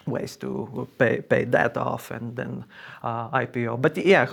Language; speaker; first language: English; non-native, fluent; Latvian